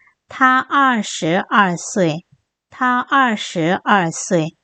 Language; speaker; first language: Chinese; non-native, fluent; Korean